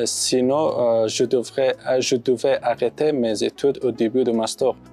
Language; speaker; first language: French; non-native, fluent; Persian